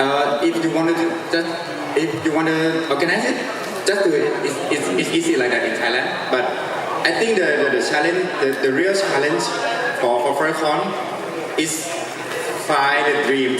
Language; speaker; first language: English; non-native, fluent; Thai